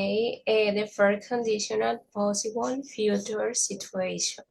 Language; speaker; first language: English; non-native, learner; Spanish